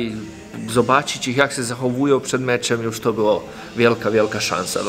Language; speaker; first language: Polish; non-native, fluent; Croatian